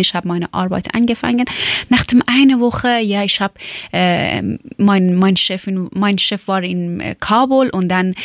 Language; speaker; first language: German; non-native, learner; Persian